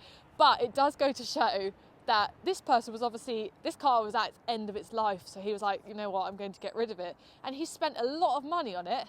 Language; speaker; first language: English; native; English